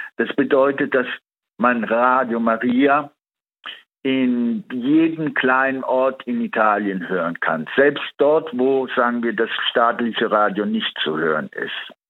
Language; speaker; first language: German; early bilingual, heritage; Italian